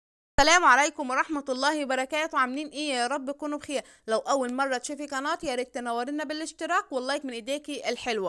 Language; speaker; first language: Arabic; native; Arabic